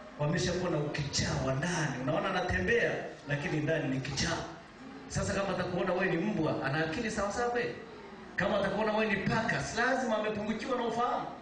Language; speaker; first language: Swahili; native; Swahili